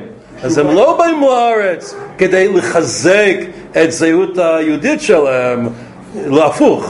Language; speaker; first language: Hebrew; non-native, fluent; English